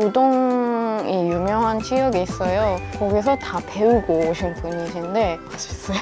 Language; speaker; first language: Korean; non-native, fluent; Japanese